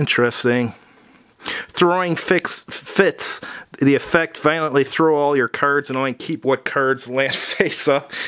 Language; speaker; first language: English; native; English